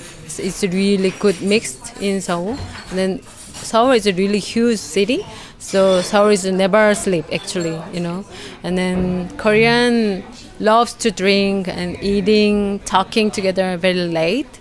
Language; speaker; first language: English; non-native, learner; Korean